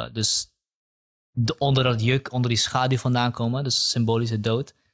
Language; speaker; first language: Dutch; early bilingual, other home language; Kurdish